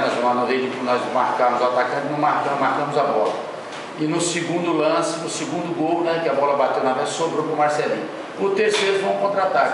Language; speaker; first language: Portuguese; native; Portuguese